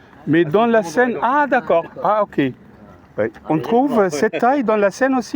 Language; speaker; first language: French; non-native, fluent; Arabic